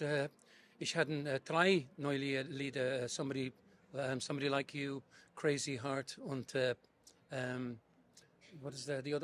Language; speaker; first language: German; non-native, learner; English